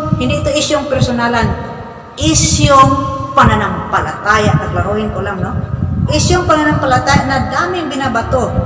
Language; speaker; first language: Filipino; non-native, local second language; Cebuano